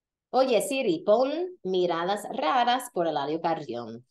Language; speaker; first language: Spanish; non-native, fluent; English